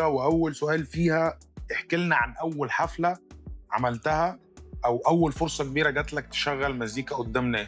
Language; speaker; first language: Arabic; native; Arabic